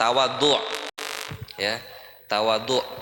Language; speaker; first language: Arabic; non-native, fluent; Indonesian